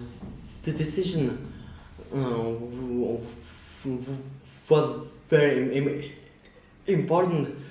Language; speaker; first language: English; non-native, learner; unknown